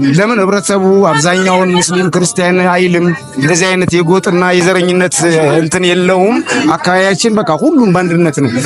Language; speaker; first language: Amharic; native; Amharic